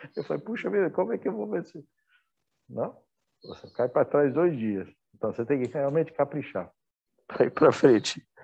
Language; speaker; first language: Portuguese; non-native, fluent; English